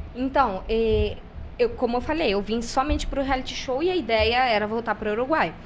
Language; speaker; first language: Portuguese; non-native, fluent; Spanish